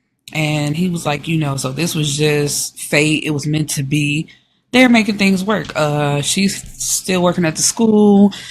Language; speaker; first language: English; native; English